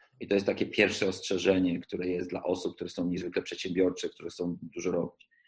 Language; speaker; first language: Polish; early bilingual, heritage; Polish